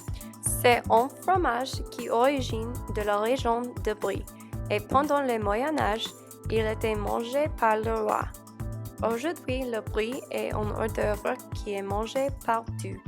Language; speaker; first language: French; non-native, learner; English